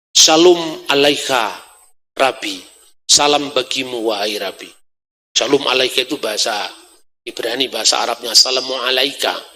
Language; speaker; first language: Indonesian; non-native, local second language; Javanese